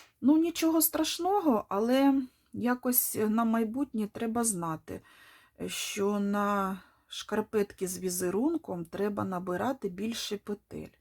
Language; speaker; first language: Ukrainian; non-native, local second language; Russian